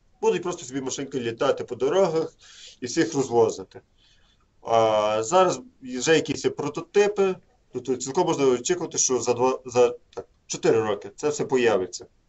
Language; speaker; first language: Ukrainian; native; Ukrainian